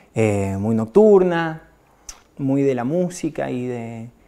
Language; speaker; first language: Spanish; native; Spanish